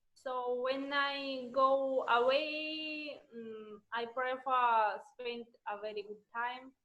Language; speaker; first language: English; non-native, learner; Russian